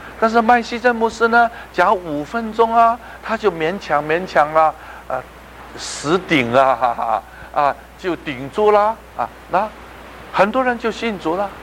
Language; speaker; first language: Chinese; non-native, local second language; Cantonese